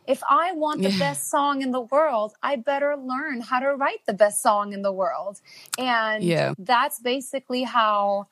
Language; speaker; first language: English; non-native, fluent; Albanian